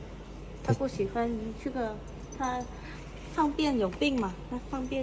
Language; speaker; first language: Chinese; non-native, learner; Vietnamese